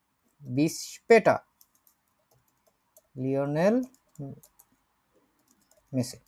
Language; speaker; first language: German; non-native, fluent; Bangla